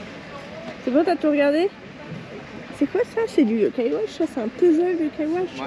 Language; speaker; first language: French; native; French